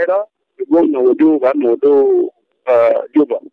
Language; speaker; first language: Arabic; non-native, local second language; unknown